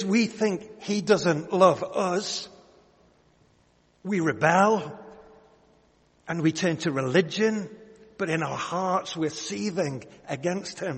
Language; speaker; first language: English; native; English